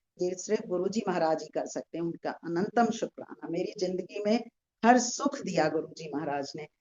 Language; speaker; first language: Hindi; native; Hindi